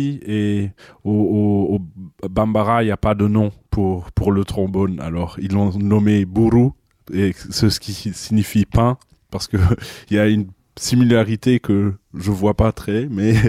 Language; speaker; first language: French; non-native, fluent; German